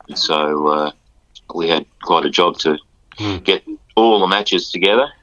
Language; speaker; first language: English; native; English